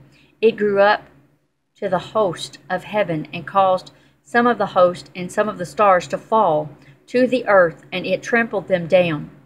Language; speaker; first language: English; native; English